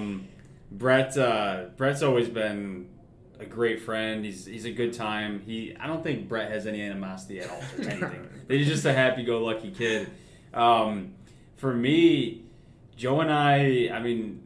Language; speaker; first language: English; native; English